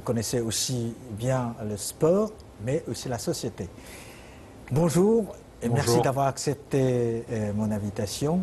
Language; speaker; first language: French; non-native, fluent; Chinese